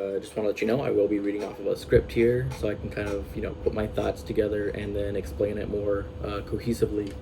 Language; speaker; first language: English; native; English